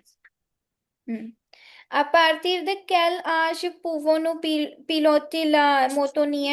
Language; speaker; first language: French; non-native, fluent; Punjabi